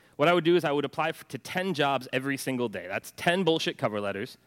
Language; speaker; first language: English; early bilingual, other home language; Norwegian